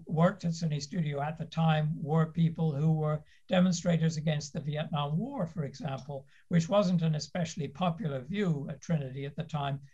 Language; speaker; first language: English; native; English